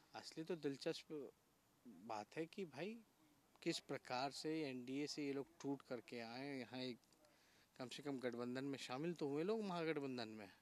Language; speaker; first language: Hindi; native; Hindi